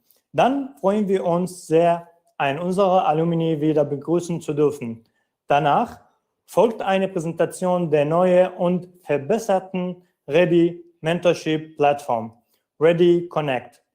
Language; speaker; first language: German; non-native, fluent; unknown